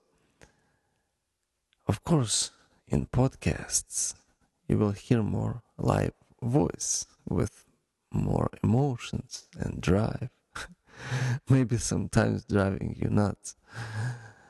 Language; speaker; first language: English; non-native, fluent; Ukrainian